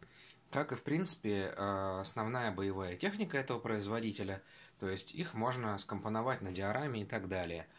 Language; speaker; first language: Russian; native; Russian